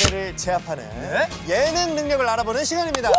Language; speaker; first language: Korean; native; Korean